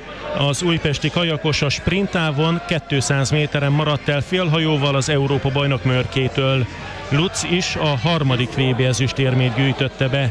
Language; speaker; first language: Hungarian; native; Hungarian